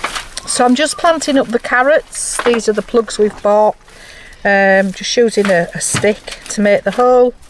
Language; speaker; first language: English; native; English